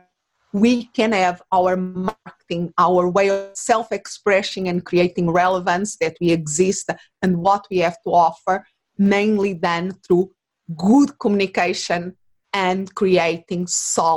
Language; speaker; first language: English; non-native, fluent; Portuguese